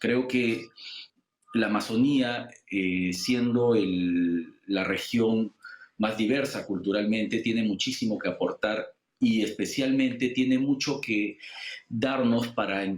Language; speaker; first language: Spanish; native; Spanish